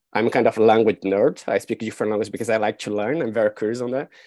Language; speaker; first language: English; non-native, fluent; Portuguese